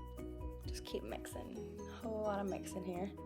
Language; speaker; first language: English; native; English